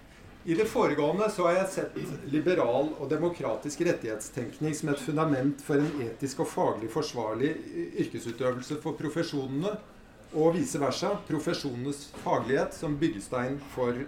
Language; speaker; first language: Norwegian; native; Norwegian